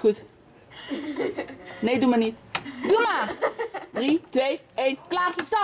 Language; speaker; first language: Dutch; native; Dutch